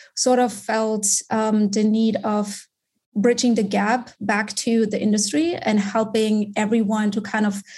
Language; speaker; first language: English; non-native, fluent; German